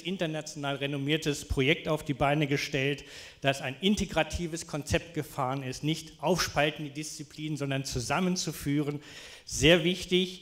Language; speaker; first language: German; native; German